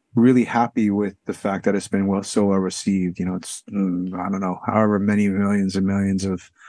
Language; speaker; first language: English; native; English